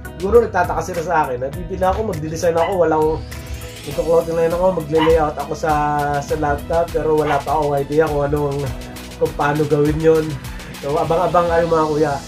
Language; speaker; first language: Filipino; non-native, local second language; Bikol